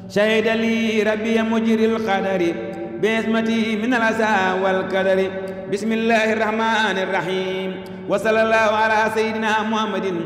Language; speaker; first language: Arabic; non-native, fluent; Wolof